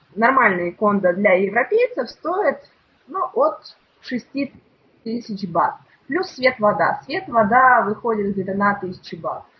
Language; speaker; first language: Russian; native; Russian